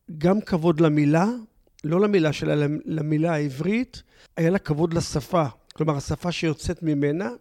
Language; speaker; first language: Hebrew; native; Hebrew